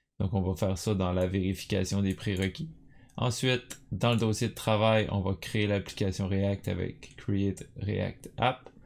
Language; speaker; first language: French; native; French